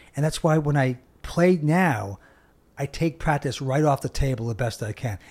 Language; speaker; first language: English; native; English